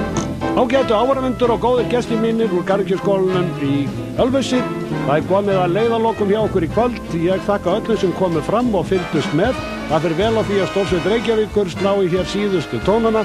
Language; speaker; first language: Icelandic; native; Icelandic